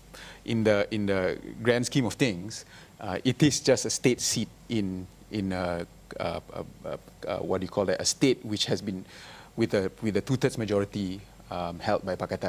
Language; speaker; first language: English; non-native, local second language; Malay